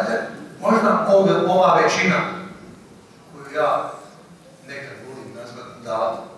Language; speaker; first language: Croatian; native; Croatian